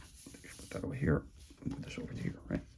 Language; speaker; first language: English; native; English